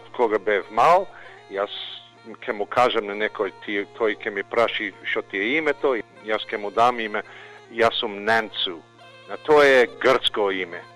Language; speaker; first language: Macedonian; early bilingual, heritage; Macedonian